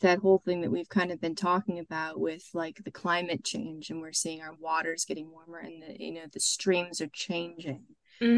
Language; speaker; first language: English; native; English